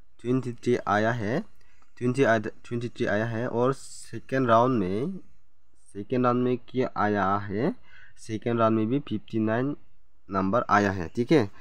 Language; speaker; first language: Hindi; non-native, local second language; Assamese